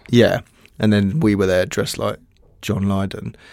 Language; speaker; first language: English; native; English